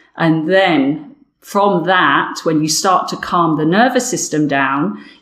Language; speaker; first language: English; native; English